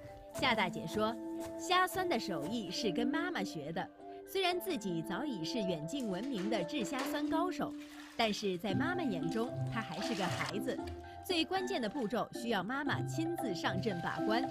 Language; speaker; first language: Chinese; native; Chinese